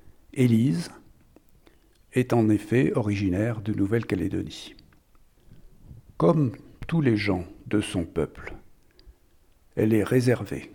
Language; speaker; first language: French; native; French